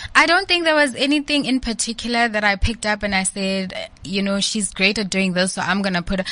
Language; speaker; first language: English; non-native, local second language; Southern Sotho